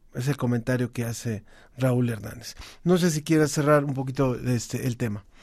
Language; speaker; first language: Spanish; native; Spanish